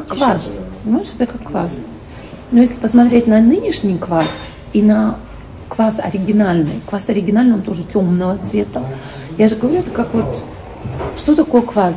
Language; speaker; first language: Russian; native; Russian